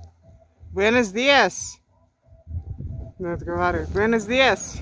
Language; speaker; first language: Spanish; non-native, learner; Serbian